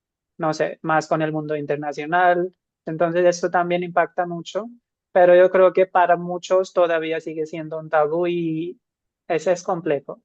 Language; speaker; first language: Spanish; non-native, fluent; Hindi